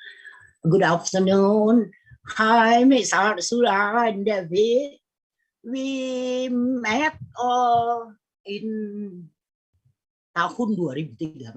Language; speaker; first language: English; non-native, learner; Indonesian